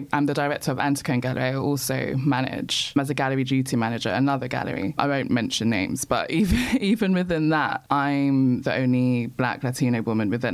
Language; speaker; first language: English; native; English